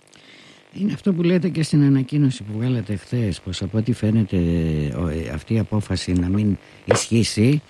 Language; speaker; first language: Greek; native; Greek